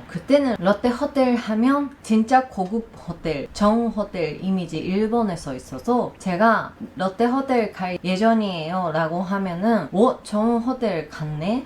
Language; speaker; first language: Korean; non-native, learner; Japanese